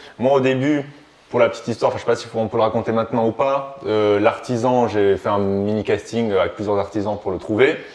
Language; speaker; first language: French; early bilingual, other home language; Romanian